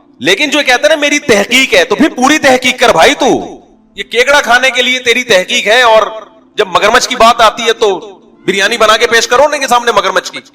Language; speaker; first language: Urdu; native; Urdu